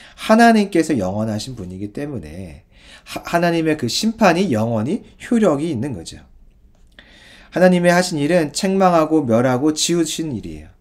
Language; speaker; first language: Korean; native; Korean